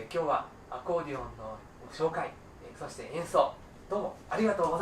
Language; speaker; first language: Japanese; native; Japanese